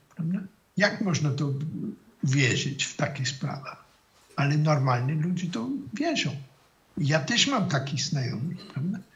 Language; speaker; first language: Polish; non-native, fluent; German